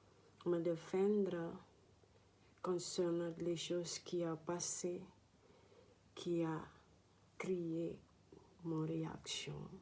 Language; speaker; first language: French; non-native, learner; Dutch